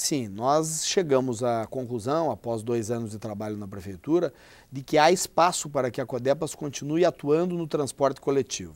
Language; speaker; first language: Portuguese; native; Portuguese